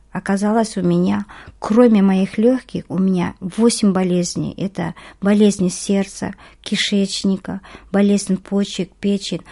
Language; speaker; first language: Russian; non-native, local second language; Kazakh